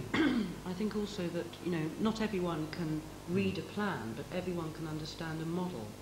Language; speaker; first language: English; native; English